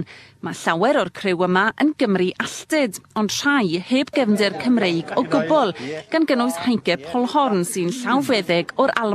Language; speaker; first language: Welsh; native; Welsh